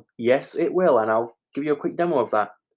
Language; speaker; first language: English; native; English